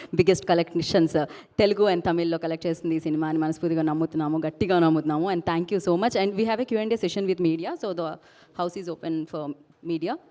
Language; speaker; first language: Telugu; native; Telugu